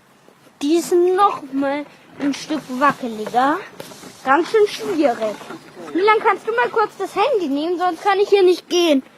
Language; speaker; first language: German; native; German